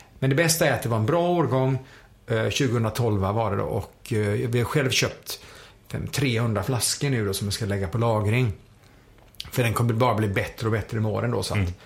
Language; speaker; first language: Swedish; native; Swedish